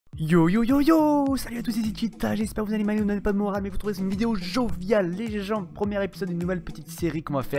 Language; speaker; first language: French; native; French